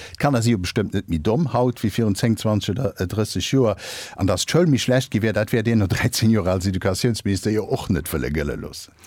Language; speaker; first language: Luxembourgish; native; Luxembourgish